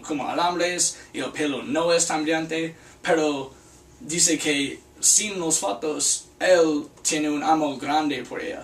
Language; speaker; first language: Spanish; non-native, learner; English